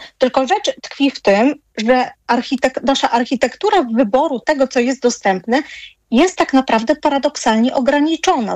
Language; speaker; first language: Polish; native; Polish